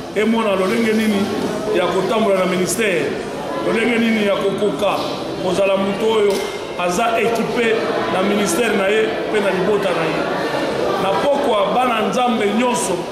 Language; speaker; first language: Lingala; native; Lingala